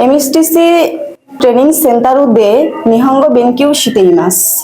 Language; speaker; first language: Japanese; non-native, learner; Bangla